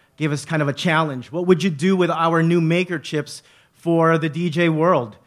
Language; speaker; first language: English; native; English